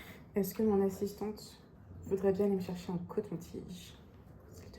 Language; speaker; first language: French; native; French